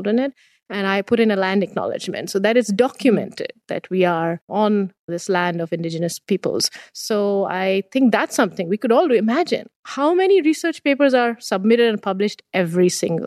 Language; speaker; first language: English; non-native, local second language; Bangla